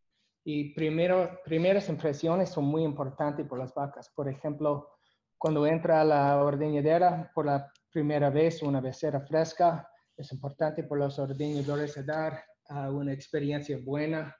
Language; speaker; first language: Spanish; non-native, learner; English